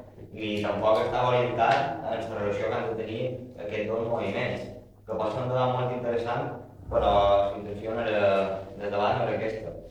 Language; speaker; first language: Catalan; native; Catalan